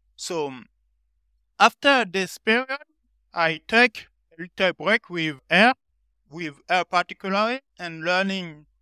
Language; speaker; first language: English; non-native, learner; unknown